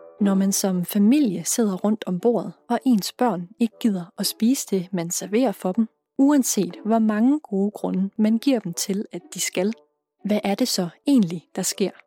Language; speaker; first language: Danish; native; Danish